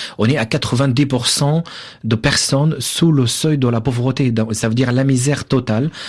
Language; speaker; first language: French; non-native, fluent; Arabic